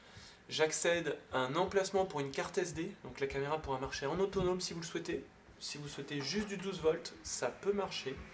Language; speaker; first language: French; native; French